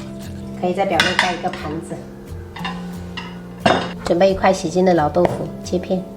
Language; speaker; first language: Chinese; native; Chinese